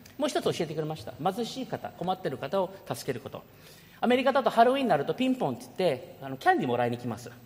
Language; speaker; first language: Japanese; early bilingual, heritage; Japanese